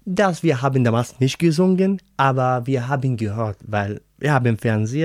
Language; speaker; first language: German; non-native, learner; Arabic